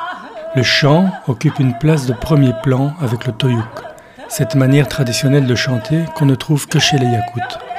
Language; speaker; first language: French; native; French